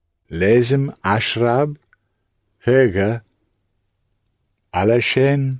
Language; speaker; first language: Arabic; non-native, learner; English